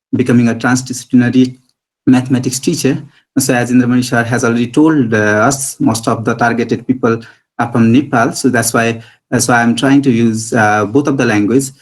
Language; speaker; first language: English; non-native, local second language; Nepali